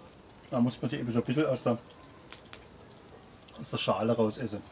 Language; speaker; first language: German; native; German